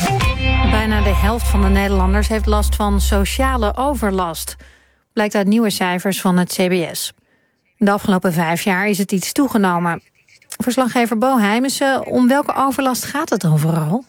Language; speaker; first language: Dutch; native; Dutch